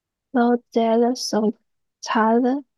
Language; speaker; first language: French; non-native, learner; Chinese